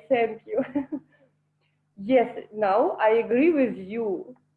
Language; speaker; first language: English; non-native, learner; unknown